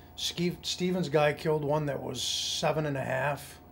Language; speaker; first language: English; native; English